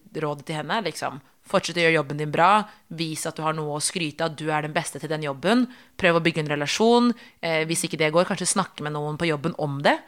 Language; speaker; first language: Norwegian; early bilingual, other home language; Tigrinya